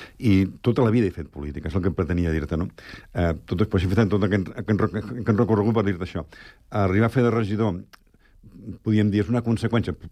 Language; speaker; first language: Catalan; native; Catalan